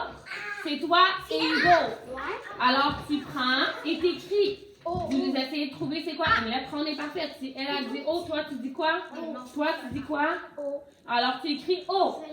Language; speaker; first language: French; native; French